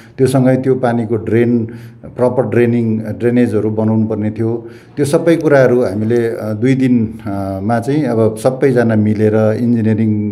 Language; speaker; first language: Nepali; native; Nepali